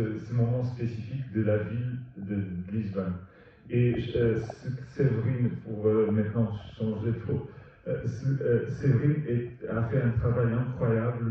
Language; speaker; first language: French; non-native, fluent; Portuguese